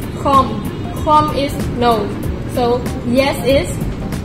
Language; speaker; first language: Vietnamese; non-native, learner; Burmese